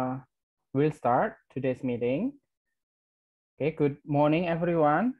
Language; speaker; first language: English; non-native, learner; Indonesian